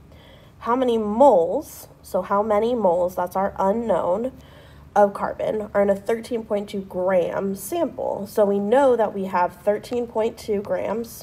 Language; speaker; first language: English; native; English